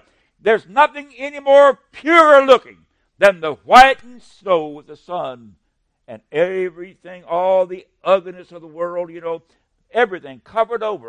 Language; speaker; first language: English; native; English